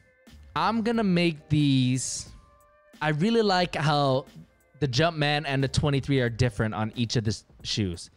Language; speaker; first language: English; native; English